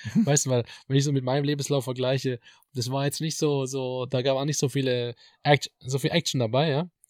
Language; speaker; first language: German; native; German